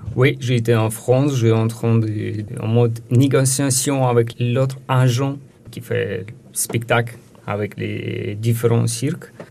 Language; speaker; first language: French; non-native, learner; Ukrainian